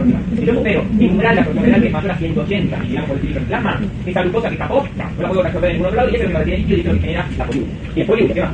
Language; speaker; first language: Spanish; native; Spanish